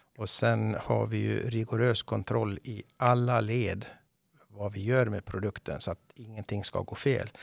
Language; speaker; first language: Swedish; native; Swedish